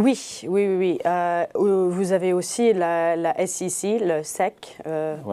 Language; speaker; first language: French; non-native, fluent; English